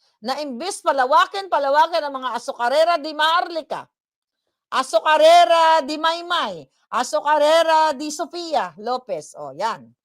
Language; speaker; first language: Filipino; non-native, local second language; Hiligaynon